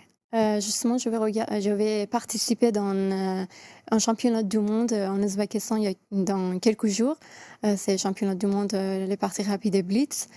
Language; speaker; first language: French; non-native, fluent; Persian